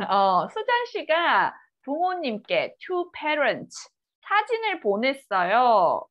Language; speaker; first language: Korean; native; Korean